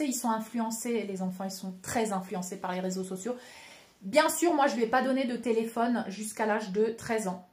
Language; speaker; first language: French; native; French